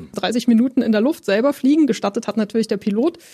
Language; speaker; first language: German; native; German